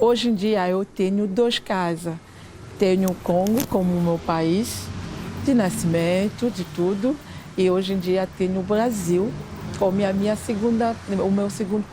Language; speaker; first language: Portuguese; non-native, fluent; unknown